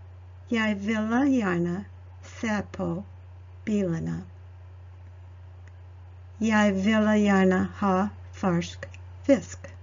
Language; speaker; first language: Norwegian; non-native, learner; English